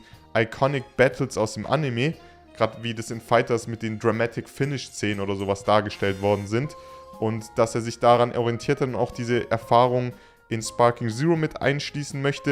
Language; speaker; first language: German; native; German